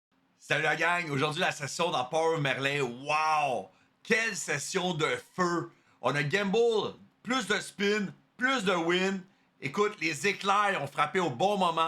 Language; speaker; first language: French; native; French